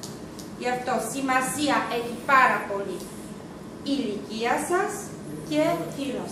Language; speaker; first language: Greek; non-native, fluent; Russian